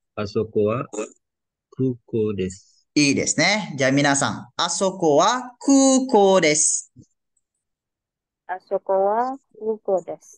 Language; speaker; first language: Japanese; non-native, fluent; Malay